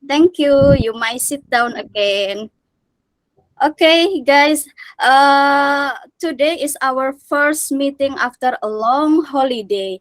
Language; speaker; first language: English; non-native, fluent; Indonesian